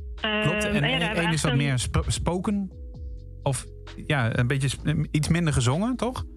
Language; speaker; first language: Dutch; native; Dutch